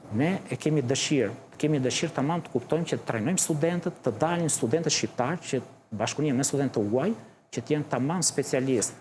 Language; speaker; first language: Albanian; early bilingual, heritage; Albanian